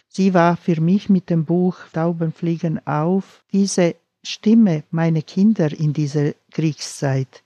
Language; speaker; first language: German; non-native, fluent; Croatian